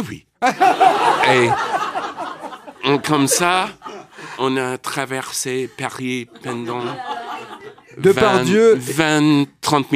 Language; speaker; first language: French; non-native, learner; English